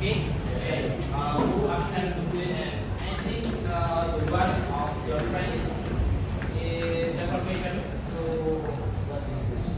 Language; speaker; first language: English; non-native, learner; Indonesian